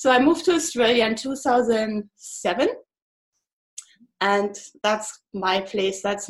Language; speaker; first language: English; non-native, fluent; German